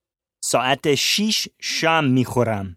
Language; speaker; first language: Persian; non-native, learner; English